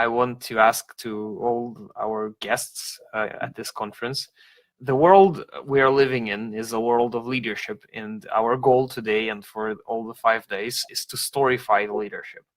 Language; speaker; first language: English; non-native, fluent; Russian